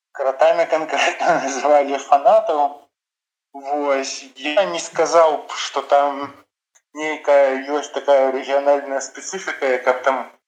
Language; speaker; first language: Belarusian; non-native, local second language; Russian